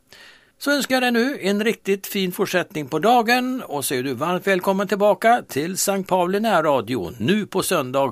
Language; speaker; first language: Swedish; native; Swedish